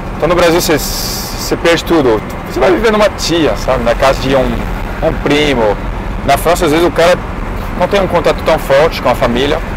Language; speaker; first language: Portuguese; non-native, fluent; French